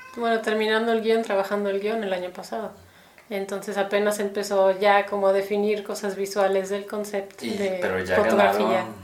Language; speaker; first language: Spanish; native; Spanish